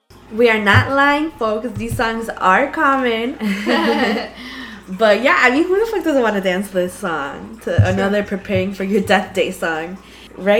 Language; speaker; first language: English; early bilingual, other home language; Spanish